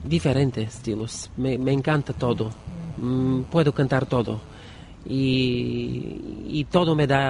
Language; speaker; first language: Spanish; non-native, learner; Bulgarian